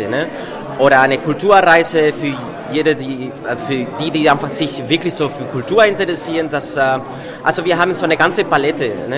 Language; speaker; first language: German; non-native, fluent; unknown